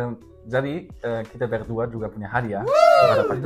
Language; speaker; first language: Indonesian; non-native, learner; German